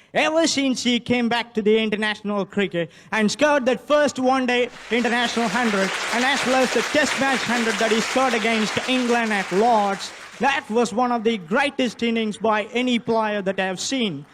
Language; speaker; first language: English; non-native, local second language; Tamil